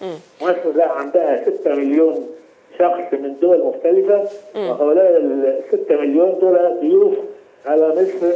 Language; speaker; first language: Arabic; native; Arabic